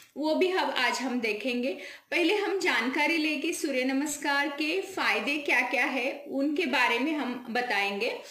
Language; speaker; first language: Hindi; non-native, local second language; Marathi